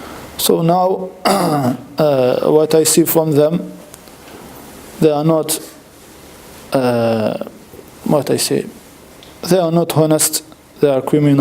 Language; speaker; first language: English; non-native, fluent; French